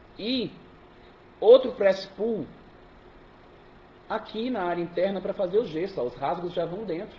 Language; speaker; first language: Portuguese; native; Portuguese